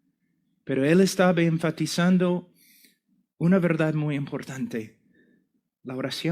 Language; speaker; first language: Spanish; non-native, fluent; English